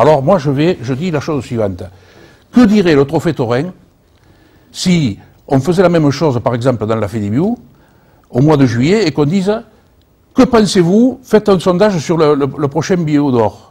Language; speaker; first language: French; native; French